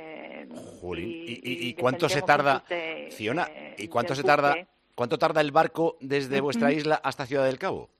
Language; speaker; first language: Spanish; native; Spanish